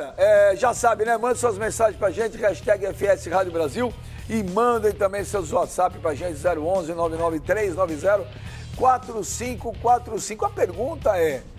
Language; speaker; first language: Portuguese; native; Portuguese